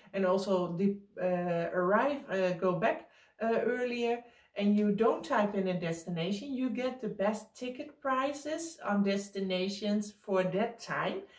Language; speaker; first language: English; non-native, fluent; Dutch